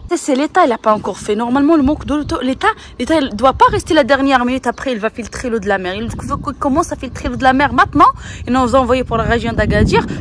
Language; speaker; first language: French; non-native, local second language; Arabic